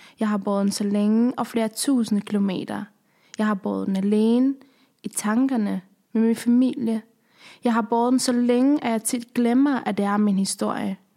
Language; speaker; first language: Danish; early bilingual, other home language; Persian